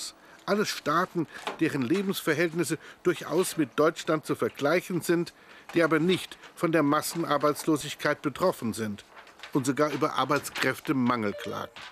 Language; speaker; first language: German; native; German